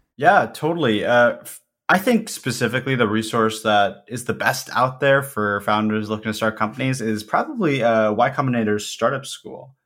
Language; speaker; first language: English; early bilingual, other home language; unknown